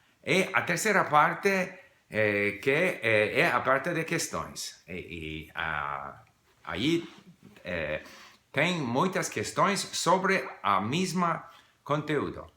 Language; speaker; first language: Portuguese; non-native, fluent; English